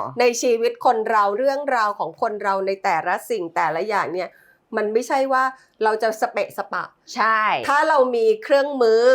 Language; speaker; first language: Thai; native; Thai